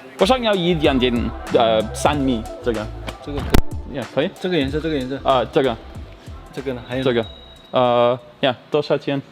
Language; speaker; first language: Chinese; non-native, learner; English